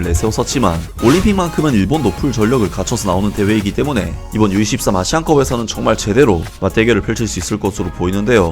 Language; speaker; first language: Korean; native; Korean